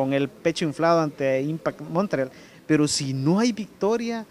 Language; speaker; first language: Spanish; native; Spanish